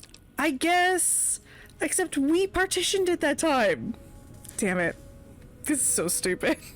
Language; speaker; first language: English; native; English